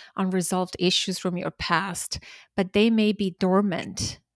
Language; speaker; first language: English; early bilingual, other home language; Armenian